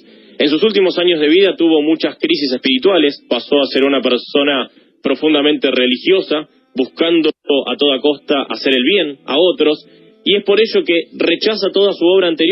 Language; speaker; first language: Spanish; native; Spanish